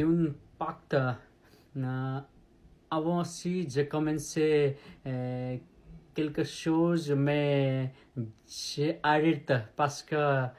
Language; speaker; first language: French; non-native, learner; Nepali